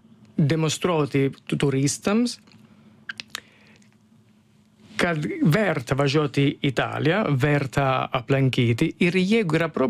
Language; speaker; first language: Lithuanian; non-native, fluent; Italian